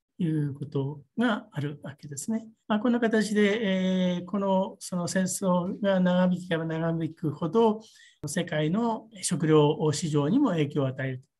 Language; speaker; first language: Japanese; native; Japanese